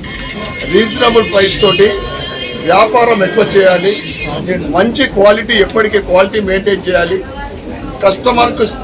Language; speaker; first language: Telugu; native; Telugu